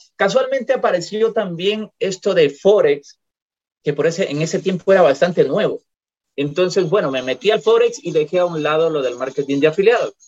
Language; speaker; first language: Spanish; native; Spanish